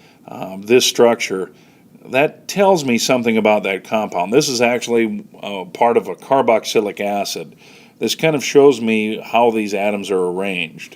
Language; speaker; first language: English; native; English